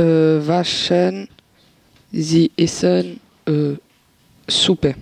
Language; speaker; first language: German; non-native, learner; French